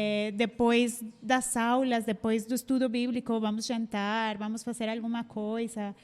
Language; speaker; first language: Portuguese; non-native, fluent; Spanish